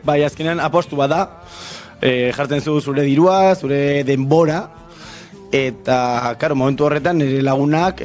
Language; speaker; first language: Basque; non-native, local second language; Spanish